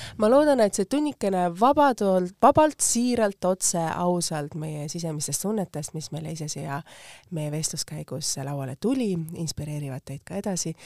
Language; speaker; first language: Estonian; native; Estonian